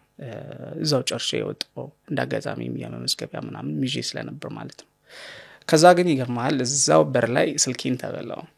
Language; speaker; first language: Amharic; native; Amharic